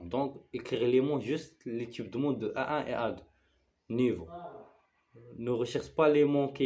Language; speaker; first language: French; non-native, learner; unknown